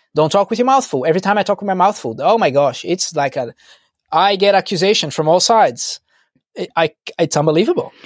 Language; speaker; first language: English; non-native, fluent; Portuguese